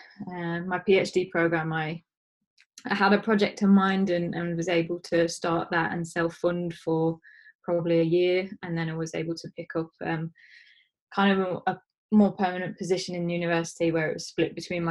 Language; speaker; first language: English; native; English